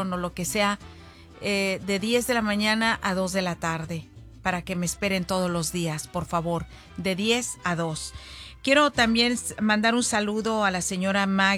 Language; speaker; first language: Spanish; native; Spanish